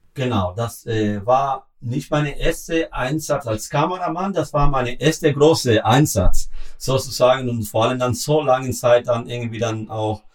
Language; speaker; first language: German; non-native, learner; Spanish